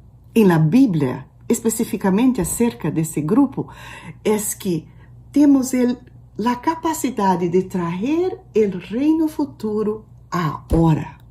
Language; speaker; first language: Spanish; non-native, local second language; Portuguese